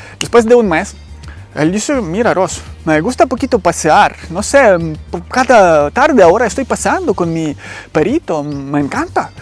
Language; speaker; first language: Spanish; non-native, learner; Ukrainian